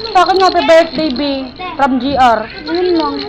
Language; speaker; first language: Filipino; native; Filipino